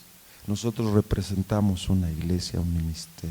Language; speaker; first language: Spanish; native; Spanish